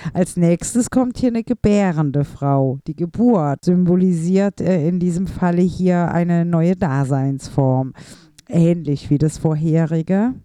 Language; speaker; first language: German; native; German